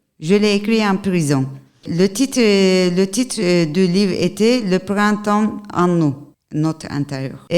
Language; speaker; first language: French; non-native, learner; Turkish